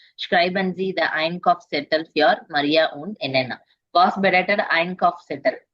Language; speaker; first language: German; non-native, fluent; Tamil